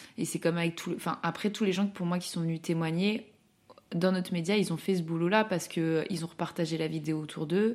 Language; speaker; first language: French; native; French